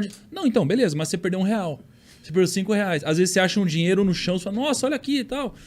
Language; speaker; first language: Portuguese; native; Portuguese